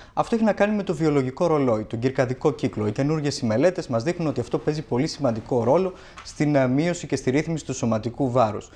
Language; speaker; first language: Greek; native; Greek